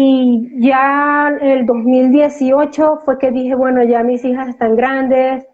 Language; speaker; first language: Spanish; native; Spanish